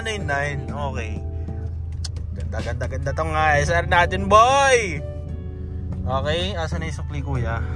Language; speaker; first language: Filipino; native; Filipino